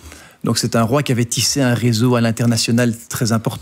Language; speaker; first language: French; native; French